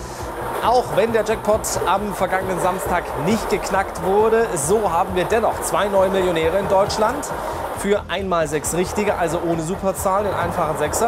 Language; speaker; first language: German; native; German